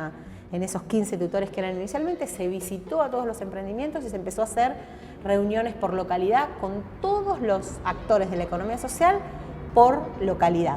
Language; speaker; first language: Spanish; native; Spanish